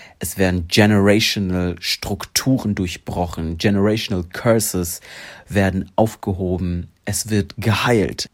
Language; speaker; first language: German; early bilingual, other home language; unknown